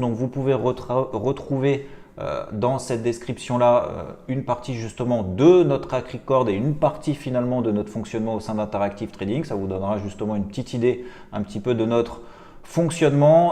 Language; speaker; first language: French; native; French